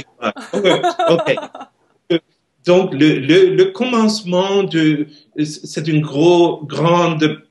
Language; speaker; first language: French; non-native, learner; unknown